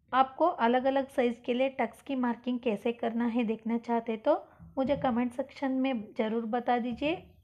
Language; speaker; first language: Hindi; non-native, local second language; Kannada